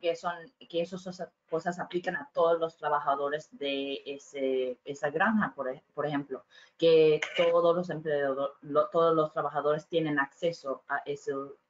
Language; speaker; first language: Spanish; non-native, fluent; English